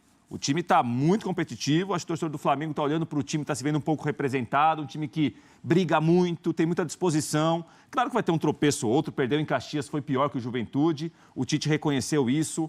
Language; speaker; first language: Portuguese; native; Portuguese